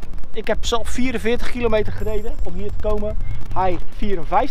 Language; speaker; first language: Dutch; native; Dutch